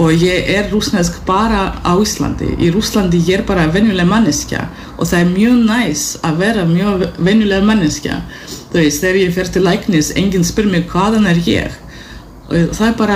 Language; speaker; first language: Icelandic; non-native, fluent; Russian